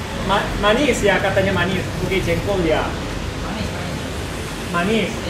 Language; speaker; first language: Indonesian; non-native, learner; Korean